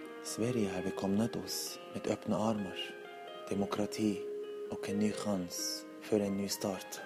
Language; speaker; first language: Swedish; non-native, learner; Arabic